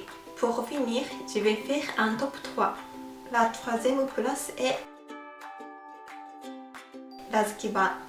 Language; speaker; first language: French; non-native, fluent; Japanese